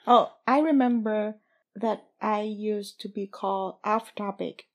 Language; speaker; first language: English; non-native, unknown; Vietnamese